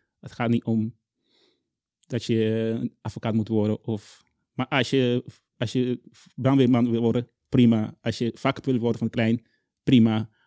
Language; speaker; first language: Dutch; non-native, local second language; Papiamento